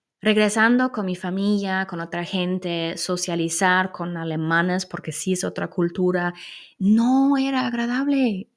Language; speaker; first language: Spanish; non-native, fluent; German